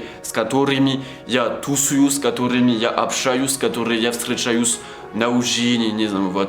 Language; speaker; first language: Russian; non-native, learner; French